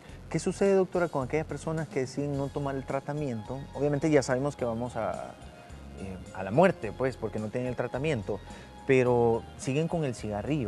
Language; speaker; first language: Spanish; native; Spanish